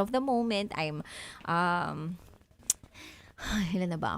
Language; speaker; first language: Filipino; native; Filipino